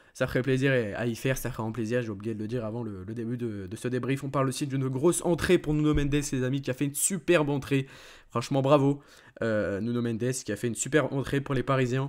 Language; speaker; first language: French; native; French